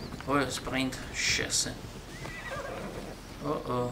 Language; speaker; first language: German; native; German